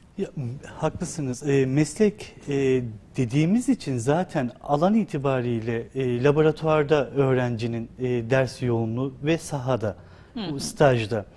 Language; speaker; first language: Turkish; native; Turkish